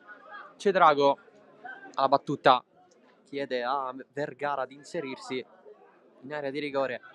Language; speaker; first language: Italian; native; Italian